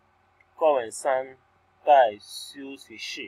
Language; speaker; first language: Chinese; non-native, learner; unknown